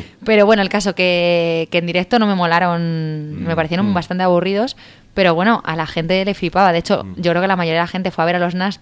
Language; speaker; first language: Spanish; native; Spanish